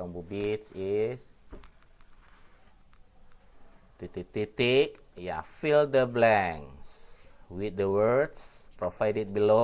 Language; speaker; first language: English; non-native, learner; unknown